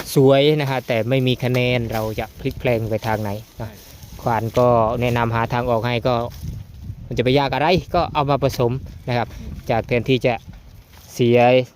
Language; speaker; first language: Thai; native; Thai